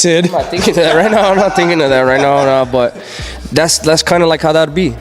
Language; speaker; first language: English; native; English